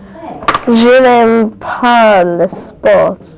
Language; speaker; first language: French; non-native, learner; English